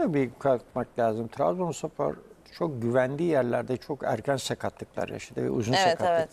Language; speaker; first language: Turkish; native; Turkish